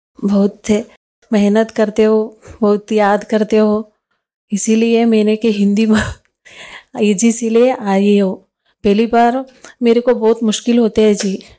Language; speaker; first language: Hindi; non-native, local second language; Kannada